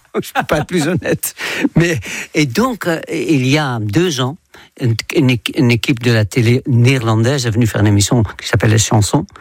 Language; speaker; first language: French; non-native, fluent; Dutch